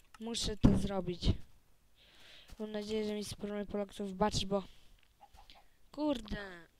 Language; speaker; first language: Polish; native; Polish